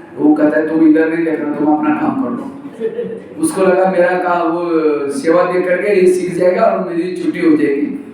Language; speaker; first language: Hindi; non-native, local second language; Marathi